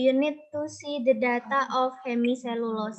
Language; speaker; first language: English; non-native, learner; Indonesian